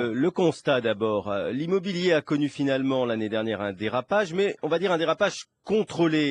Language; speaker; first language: French; native; French